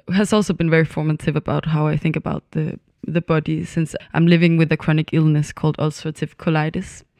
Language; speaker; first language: English; non-native, fluent; Danish